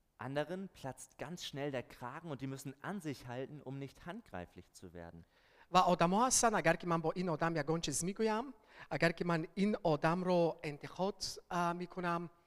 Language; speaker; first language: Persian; early bilingual, heritage; Persian